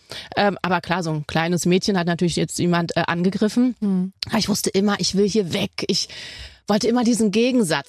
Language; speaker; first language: German; native; German